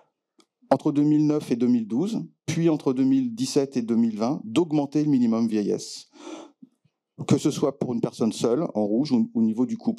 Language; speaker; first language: French; native; French